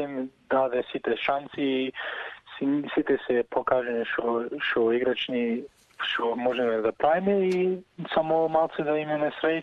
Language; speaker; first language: Macedonian; early bilingual, heritage; Macedonian